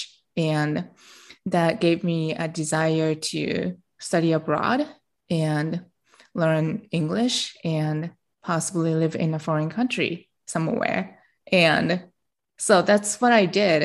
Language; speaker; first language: English; non-native, fluent; Japanese